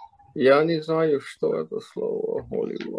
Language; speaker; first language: Russian; non-native, fluent; English